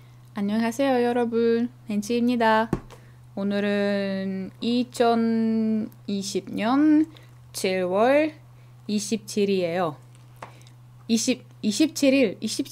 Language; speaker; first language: Korean; non-native, learner; Czech